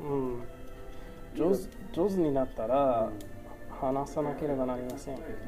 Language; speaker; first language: Japanese; non-native, learner; English